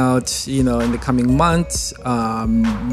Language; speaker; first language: English; non-native, local second language; Filipino